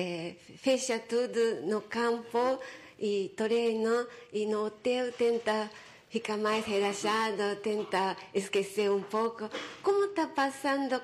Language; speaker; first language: Portuguese; non-native, fluent; Japanese